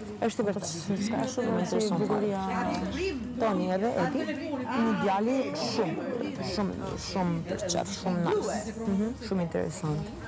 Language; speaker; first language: Albanian; early bilingual, heritage; Albanian